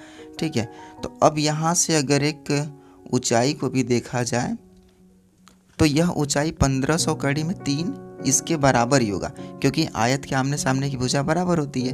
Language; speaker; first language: Hindi; native; Hindi